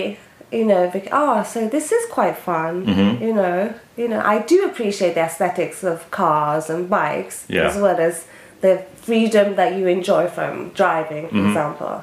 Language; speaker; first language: English; native; English